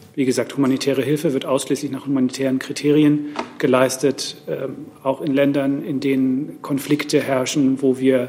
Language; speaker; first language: German; native; German